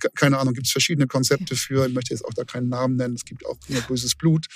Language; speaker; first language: German; native; German